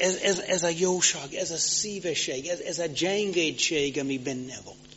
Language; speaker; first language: Hungarian; non-native, fluent; English